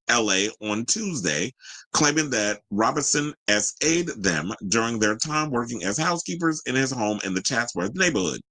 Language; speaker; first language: English; native; English